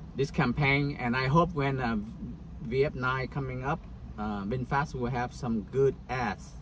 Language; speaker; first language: English; non-native, fluent; Vietnamese